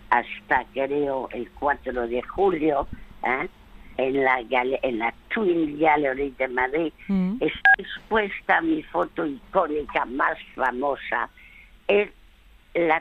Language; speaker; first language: Spanish; early bilingual, other home language; French